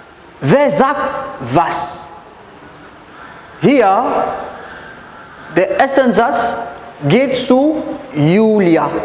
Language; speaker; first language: German; non-native, fluent; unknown